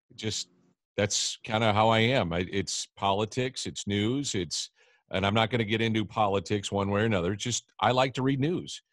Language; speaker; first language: English; native; English